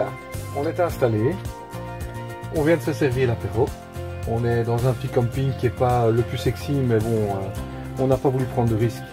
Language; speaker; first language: French; native; French